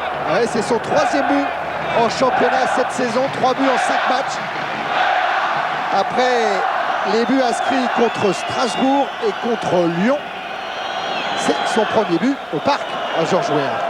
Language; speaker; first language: French; native; French